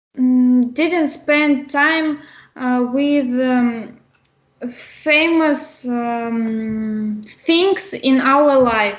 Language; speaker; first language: English; non-native, learner; Russian